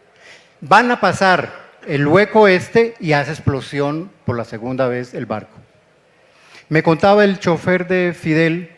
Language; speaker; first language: Spanish; native; Spanish